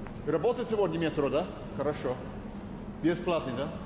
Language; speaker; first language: Russian; non-native, learner; English